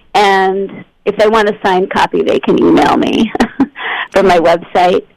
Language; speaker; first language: English; native; English